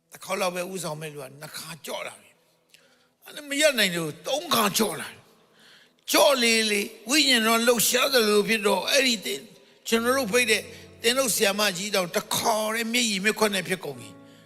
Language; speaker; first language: Burmese; non-native, local second language; Kachin